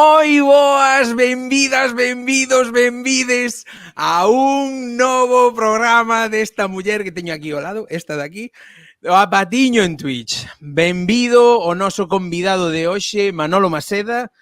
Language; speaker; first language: Galician; native; Galician